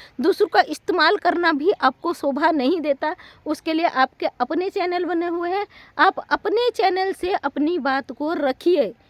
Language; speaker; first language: Hindi; native; Hindi